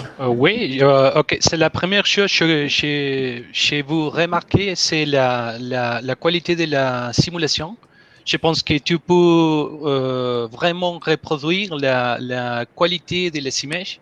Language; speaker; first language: French; non-native, learner; Spanish